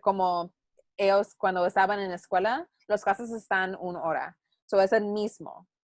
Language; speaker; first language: Spanish; non-native, learner; English